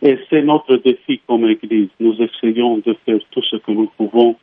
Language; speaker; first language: French; non-native, fluent; Arabic